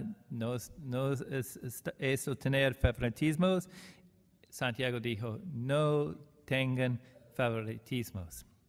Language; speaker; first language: Spanish; non-native, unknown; English